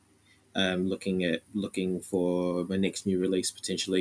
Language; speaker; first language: English; non-native, local second language; Filipino